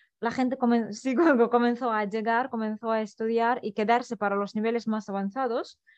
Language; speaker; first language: Spanish; non-native, fluent; Russian